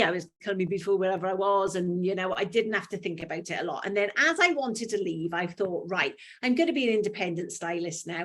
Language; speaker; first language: English; native; English